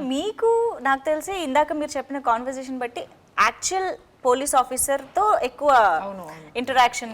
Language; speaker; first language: Telugu; native; Telugu